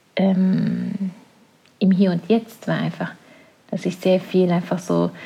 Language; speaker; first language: German; non-native, fluent; Norwegian